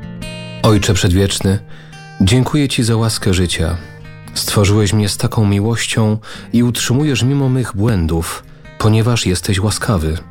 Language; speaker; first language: Polish; native; Polish